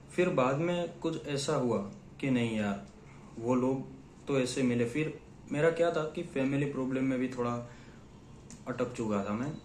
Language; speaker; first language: Hindi; non-native, local second language; Gujarati